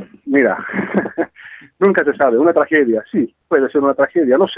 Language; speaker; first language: Spanish; non-native, fluent; Greek